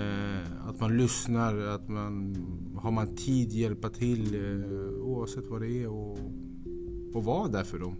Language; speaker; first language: Swedish; non-native, fluent; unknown